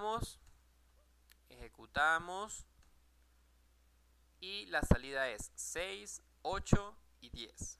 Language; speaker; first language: Spanish; native; Spanish